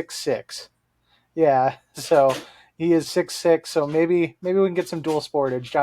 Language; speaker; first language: English; native; English